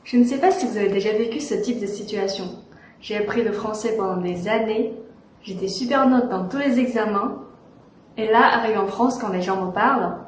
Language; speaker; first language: French; non-native, fluent; Chinese